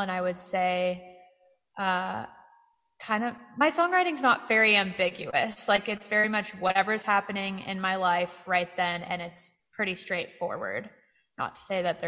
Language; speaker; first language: English; native; English